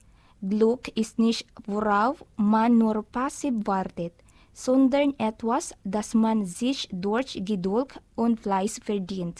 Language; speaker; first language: German; non-native, learner; Filipino